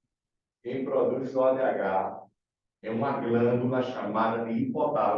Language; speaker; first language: Portuguese; native; Portuguese